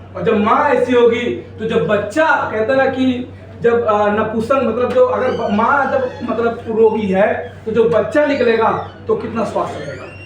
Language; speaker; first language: Hindi; native; Hindi